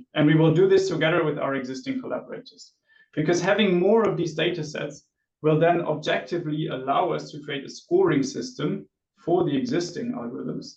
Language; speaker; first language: English; non-native, fluent; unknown